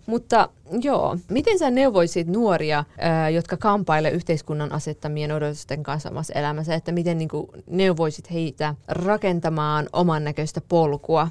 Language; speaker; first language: Finnish; early bilingual, other home language; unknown